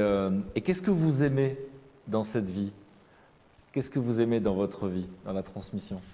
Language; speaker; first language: French; native; French